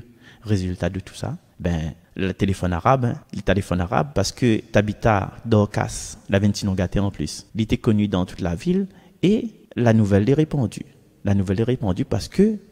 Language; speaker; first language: French; non-native, local second language; Réunion Creole French